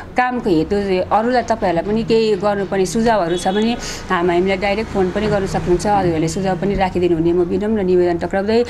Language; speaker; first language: Nepali; native; Nepali